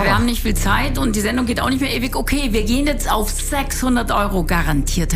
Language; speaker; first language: German; native; German